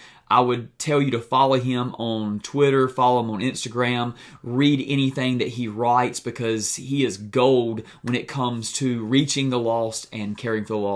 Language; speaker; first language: English; native; English